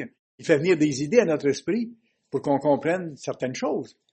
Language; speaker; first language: French; native; French